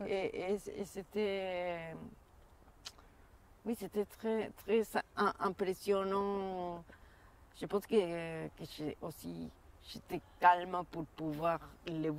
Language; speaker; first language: French; non-native, fluent; Spanish